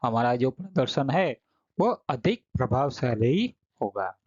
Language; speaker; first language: Hindi; non-native, local second language; Gujarati